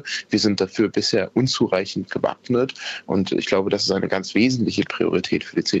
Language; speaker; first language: German; native; German